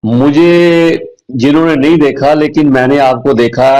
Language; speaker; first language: Hindi; non-native, local second language; Punjabi